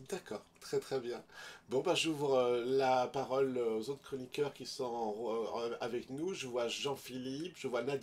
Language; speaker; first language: French; native; French